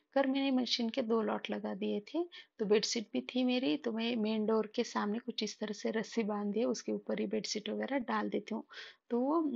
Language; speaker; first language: Hindi; non-native, local second language; Marathi